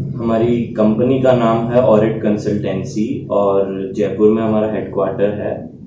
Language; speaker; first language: Hindi; native; Hindi